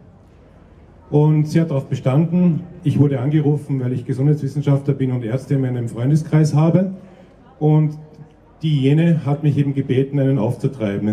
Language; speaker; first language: German; native; German